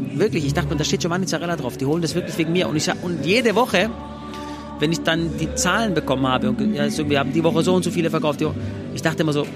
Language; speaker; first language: German; native; German